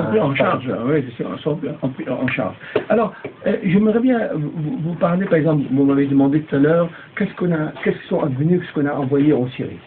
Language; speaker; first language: French; non-native, fluent; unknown